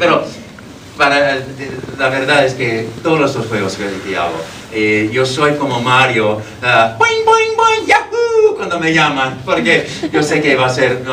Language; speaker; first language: Spanish; non-native, fluent; English